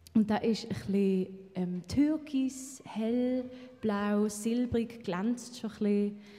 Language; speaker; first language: German; native; German